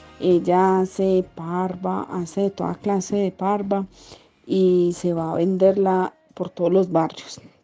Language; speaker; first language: Spanish; native; Spanish